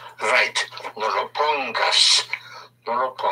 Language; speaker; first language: Spanish; non-native, learner; English